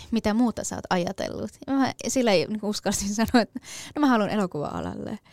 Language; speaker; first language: Finnish; non-native, fluent; Persian